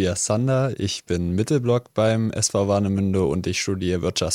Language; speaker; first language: German; native; German